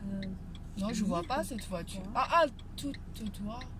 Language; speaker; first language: French; non-native, learner; Chinese